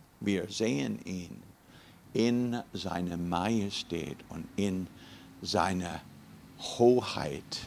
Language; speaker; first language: German; non-native, fluent; English